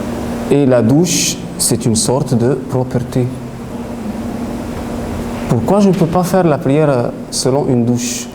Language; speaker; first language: French; non-native, fluent; Arabic